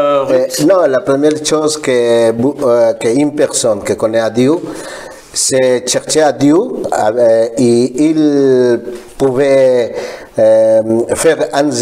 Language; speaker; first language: French; non-native, learner; Spanish